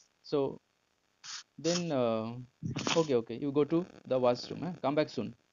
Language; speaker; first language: English; non-native, local second language; Bangla